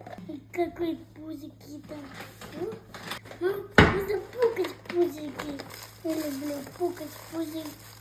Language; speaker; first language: Russian; early bilingual, heritage; Kazakh